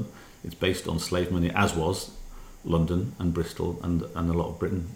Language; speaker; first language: English; native; English